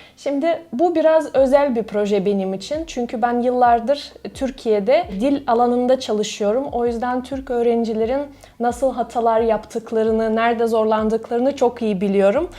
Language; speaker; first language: Turkish; non-native, fluent; Russian